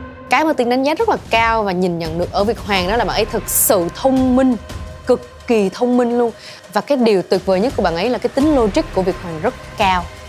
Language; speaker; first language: Vietnamese; native; Vietnamese